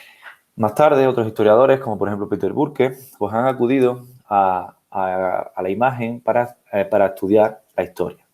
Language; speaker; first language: Spanish; native; Spanish